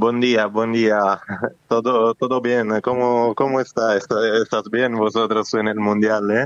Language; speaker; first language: Spanish; non-native, fluent; Italian